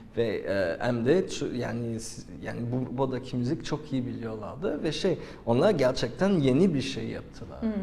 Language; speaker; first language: Turkish; non-native, fluent; French